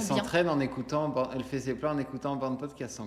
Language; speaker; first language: French; native; French